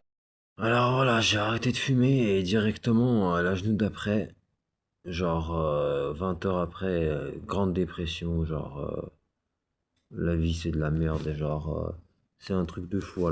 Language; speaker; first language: French; native; French